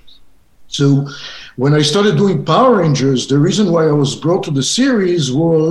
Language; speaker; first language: English; non-native, fluent; Hebrew